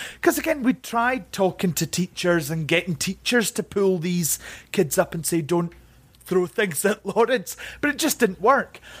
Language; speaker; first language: English; native; English